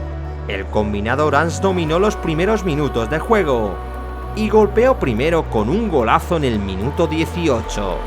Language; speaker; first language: Spanish; native; Spanish